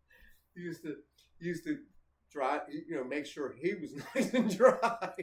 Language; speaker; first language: English; native; English